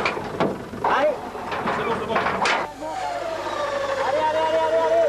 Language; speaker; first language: French; native; French